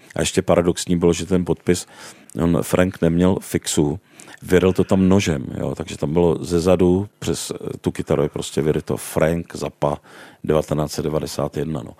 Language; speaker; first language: Czech; native; Czech